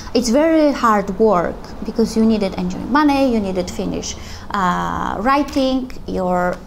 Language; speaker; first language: English; non-native, learner; Polish